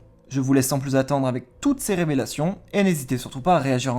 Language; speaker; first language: French; native; French